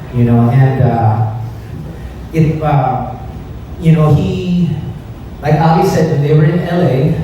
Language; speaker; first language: English; native; English